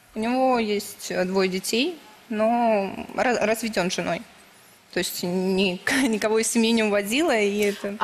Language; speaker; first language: Russian; native; Russian